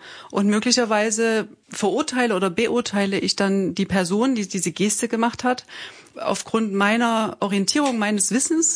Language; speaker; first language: German; native; German